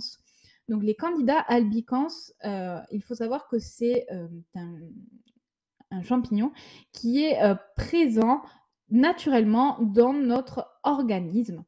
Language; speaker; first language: French; native; French